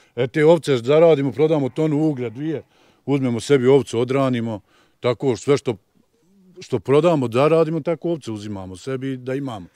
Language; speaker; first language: Croatian; native; Croatian